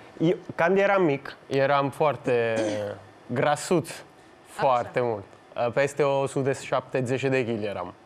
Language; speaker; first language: Romanian; non-native, fluent; Italian